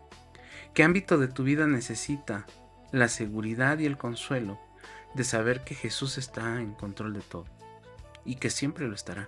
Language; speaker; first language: Spanish; native; Spanish